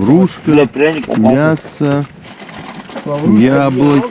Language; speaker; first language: Russian; native; Russian